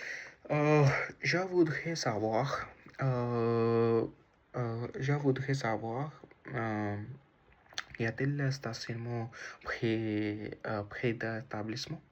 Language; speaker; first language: French; non-native, learner; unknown